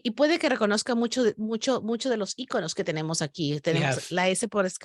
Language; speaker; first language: Spanish; native; Spanish